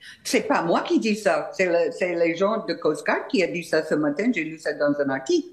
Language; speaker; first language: French; non-native, fluent; English